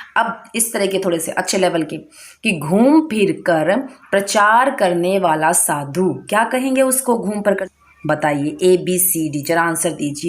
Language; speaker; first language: Hindi; native; Hindi